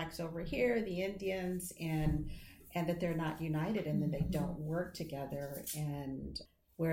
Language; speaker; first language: English; native; English